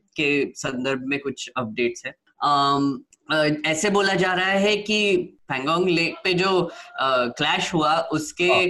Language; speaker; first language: Hindi; non-native, local second language; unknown